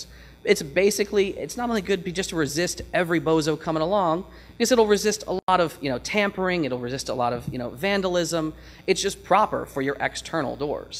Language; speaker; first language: English; native; English